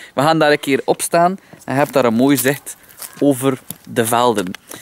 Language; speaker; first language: Dutch; native; Dutch